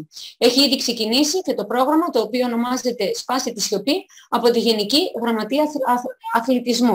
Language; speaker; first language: Greek; native; Greek